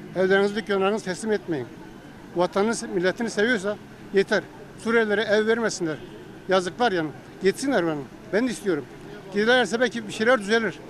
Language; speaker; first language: Turkish; native; Turkish